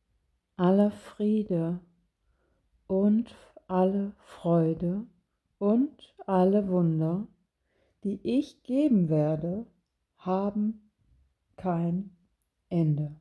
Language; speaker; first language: German; native; German